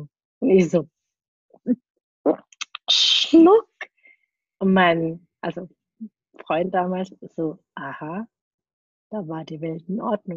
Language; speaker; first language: German; native; German